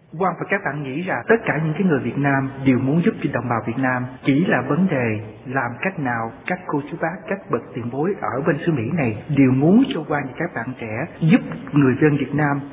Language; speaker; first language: Vietnamese; early bilingual, heritage; Vietnamese